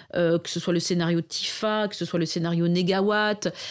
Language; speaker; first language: French; native; French